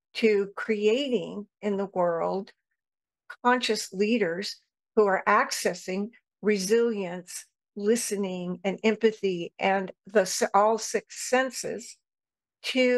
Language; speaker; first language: English; native; English